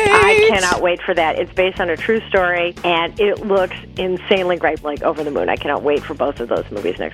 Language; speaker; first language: English; native; English